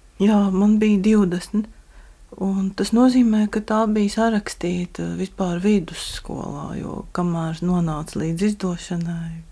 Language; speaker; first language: Latvian; native; Latvian